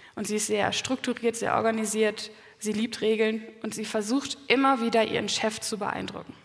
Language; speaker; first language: German; native; German